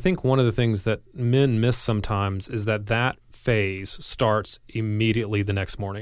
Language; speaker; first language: English; native; English